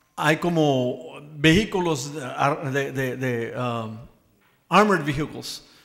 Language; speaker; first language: Spanish; early bilingual, heritage; Spanish